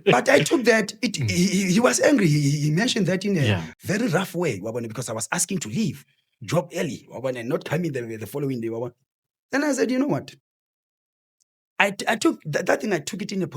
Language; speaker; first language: English; non-native, local second language; Southern Sotho